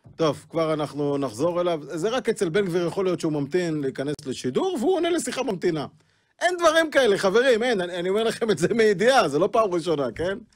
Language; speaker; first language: Hebrew; native; Hebrew